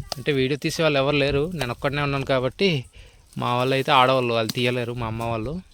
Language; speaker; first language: Telugu; non-native, local second language; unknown